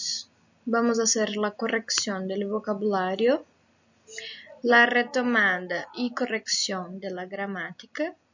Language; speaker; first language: Spanish; non-native, fluent; Portuguese